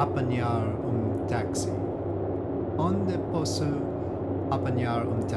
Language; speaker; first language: Portuguese; non-native, learner; English